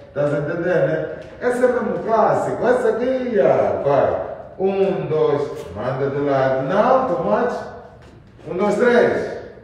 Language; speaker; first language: Portuguese; native; Portuguese